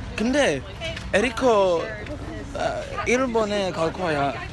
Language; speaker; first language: Korean; non-native, fluent; Swahili